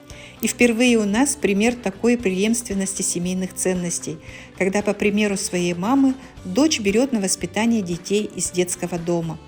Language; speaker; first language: Russian; native; Russian